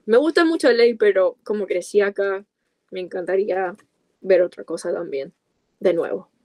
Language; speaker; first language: Spanish; non-native, fluent; English